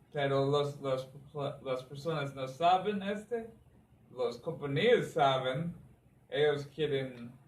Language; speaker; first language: Spanish; non-native, learner; English